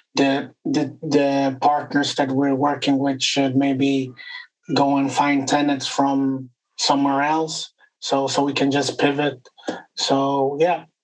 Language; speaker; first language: English; non-native, fluent; Swedish